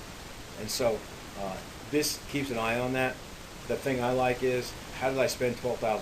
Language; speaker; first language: English; native; English